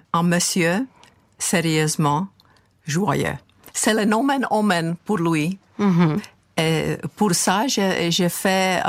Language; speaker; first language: French; non-native, fluent; Czech